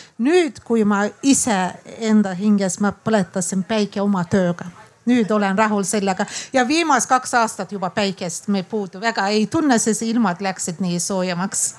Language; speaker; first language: Estonian; non-native, fluent; Azerbaijani